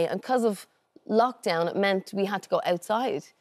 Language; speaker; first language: English; native; English